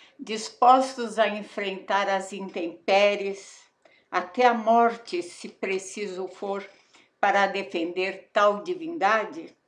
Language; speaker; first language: Portuguese; native; Portuguese